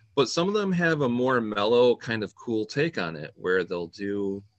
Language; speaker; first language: English; native; English